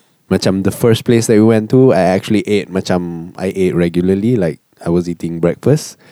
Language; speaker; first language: English; non-native, local second language; Malay